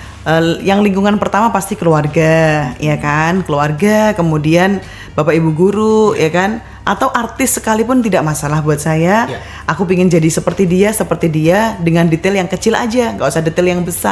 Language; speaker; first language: Indonesian; native; Indonesian